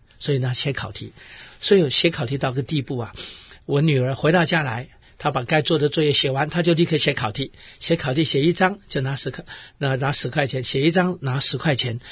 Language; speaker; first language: Chinese; native; Chinese